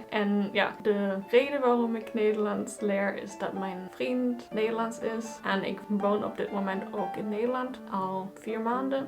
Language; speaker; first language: Dutch; non-native, fluent; German